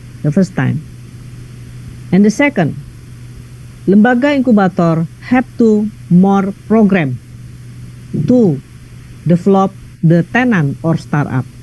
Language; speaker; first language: English; non-native, learner; Indonesian